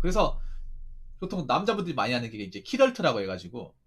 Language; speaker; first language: Korean; native; Korean